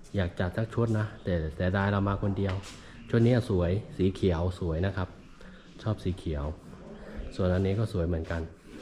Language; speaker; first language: Thai; non-native, fluent; Chinese